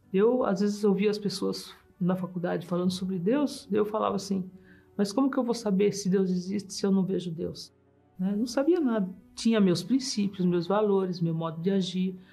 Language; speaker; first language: Portuguese; early bilingual, other home language; German